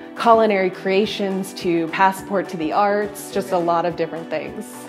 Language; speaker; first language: English; native; English